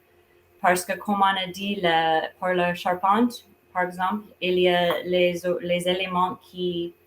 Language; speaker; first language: French; non-native, fluent; English